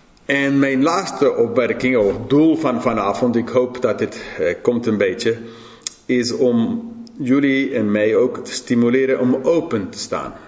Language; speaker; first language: Dutch; non-native, fluent; English